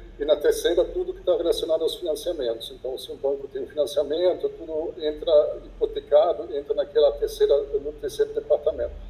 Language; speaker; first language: Portuguese; non-native, fluent; German